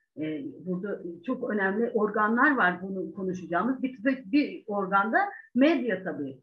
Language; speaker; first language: Turkish; native; Turkish